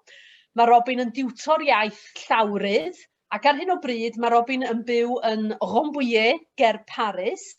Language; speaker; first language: Welsh; native; Welsh